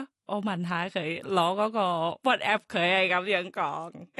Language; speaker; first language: Cantonese; non-native, learner; Thai